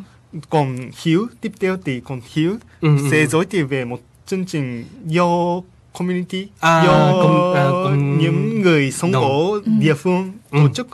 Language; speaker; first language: Vietnamese; non-native, learner; Japanese